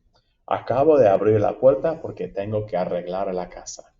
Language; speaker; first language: Spanish; non-native, fluent; English